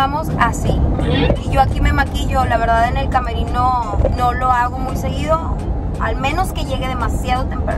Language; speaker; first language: Spanish; native; Spanish